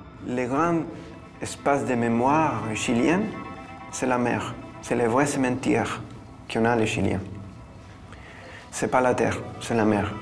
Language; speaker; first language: French; non-native, fluent; Spanish